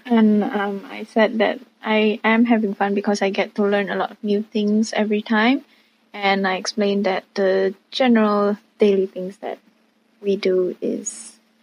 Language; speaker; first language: English; native; English